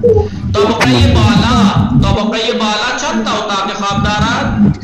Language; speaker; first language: Persian; non-native, fluent; Urdu